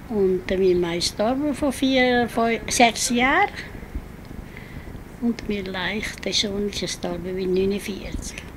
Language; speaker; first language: German; non-native, learner; Italian